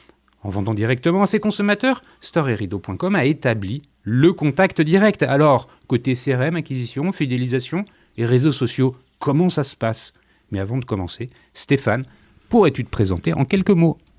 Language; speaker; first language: French; native; French